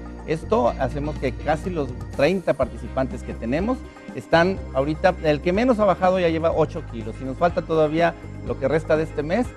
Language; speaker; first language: Spanish; native; Spanish